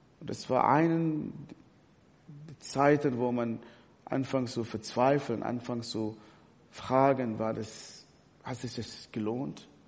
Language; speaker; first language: German; non-native, fluent; Arabic